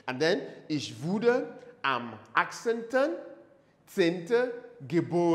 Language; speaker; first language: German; non-native, learner; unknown